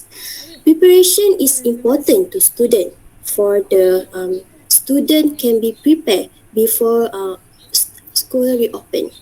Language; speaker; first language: English; non-native, learner; Malay